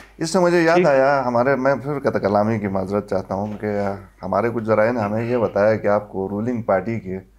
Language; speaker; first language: Urdu; non-native, local second language; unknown